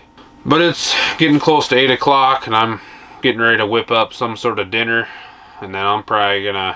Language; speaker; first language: English; native; English